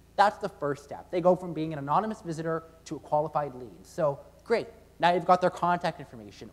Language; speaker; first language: English; native; English